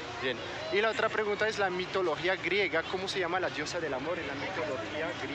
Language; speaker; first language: Spanish; non-native, fluent; French